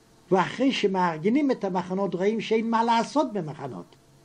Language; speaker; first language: Hebrew; non-native, fluent; Yiddish